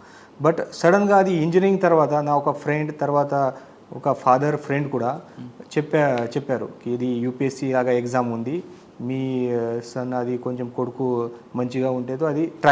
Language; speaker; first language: Telugu; non-native, learner; Marathi